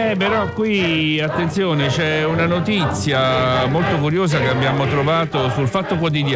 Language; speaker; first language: Italian; native; Italian